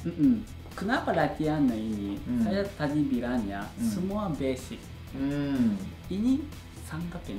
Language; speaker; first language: Indonesian; non-native, learner; Japanese